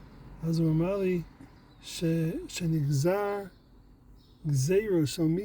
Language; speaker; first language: Hebrew; non-native, fluent; English